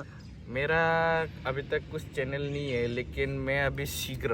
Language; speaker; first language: Hindi; non-native, local second language; Bodo